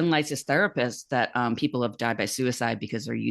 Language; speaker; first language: English; native; English